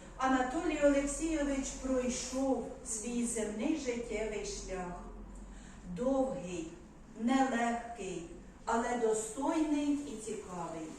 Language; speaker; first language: Ukrainian; native; Ukrainian